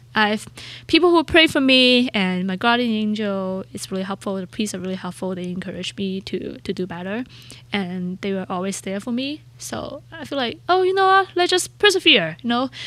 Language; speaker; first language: English; non-native, local second language; Cantonese